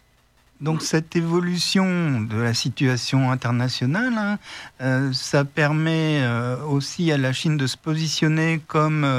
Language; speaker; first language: French; native; French